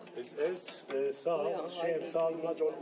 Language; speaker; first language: Hungarian; non-native, learner; Turkish